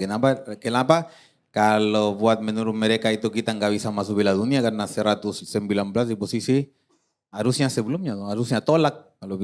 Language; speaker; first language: Indonesian; non-native, fluent; Dutch